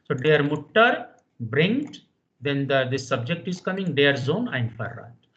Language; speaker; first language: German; non-native, fluent; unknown